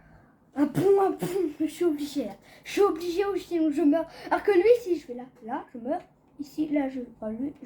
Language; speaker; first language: French; native; French